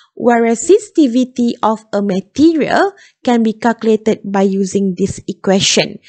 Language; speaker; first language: English; non-native, local second language; Malay